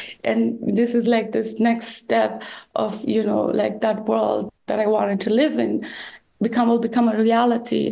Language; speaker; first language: English; non-native, fluent; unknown